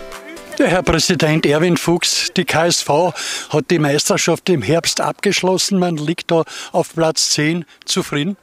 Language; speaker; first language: German; native; German